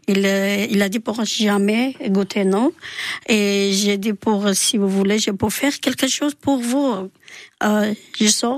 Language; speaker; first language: French; non-native, learner; Georgian